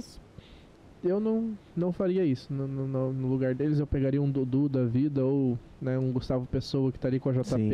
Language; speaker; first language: Portuguese; native; Portuguese